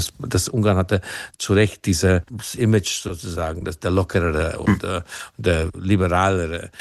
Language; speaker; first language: German; non-native, fluent; Hungarian